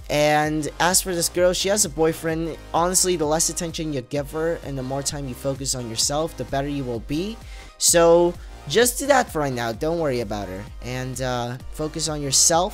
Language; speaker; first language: English; native; English